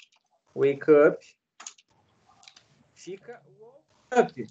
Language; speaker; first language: English; non-native, learner; Portuguese